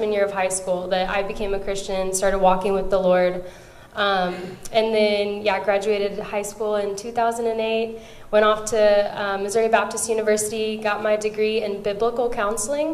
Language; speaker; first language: English; native; English